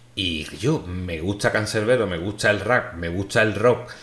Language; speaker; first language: Spanish; native; Spanish